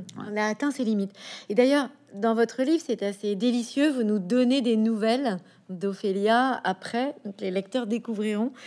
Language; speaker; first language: French; native; French